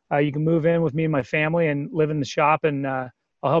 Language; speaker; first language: English; native; English